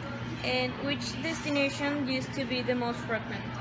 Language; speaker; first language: English; non-native, learner; Spanish